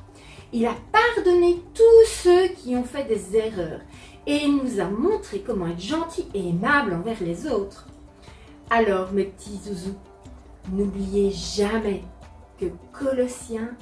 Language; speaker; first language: French; native; French